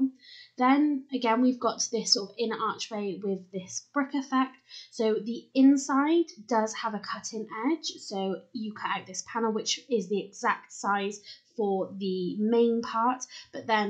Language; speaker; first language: English; native; English